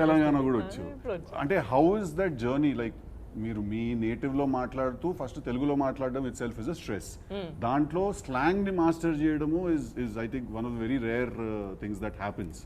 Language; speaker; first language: Telugu; native; Telugu